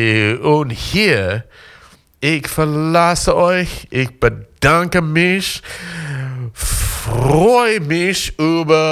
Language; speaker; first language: German; non-native, learner; English